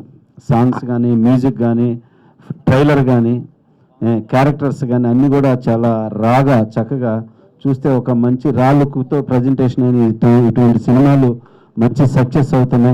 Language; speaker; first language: Telugu; native; Telugu